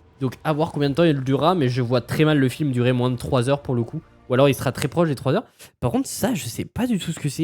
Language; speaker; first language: French; native; French